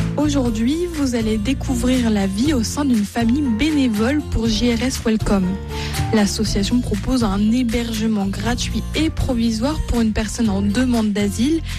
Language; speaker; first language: French; native; French